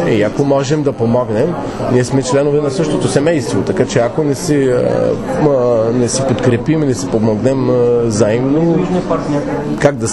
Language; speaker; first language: Bulgarian; non-native, fluent; French